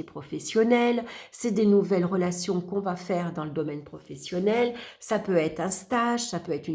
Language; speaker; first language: French; native; French